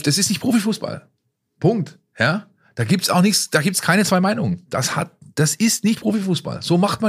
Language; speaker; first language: German; native; German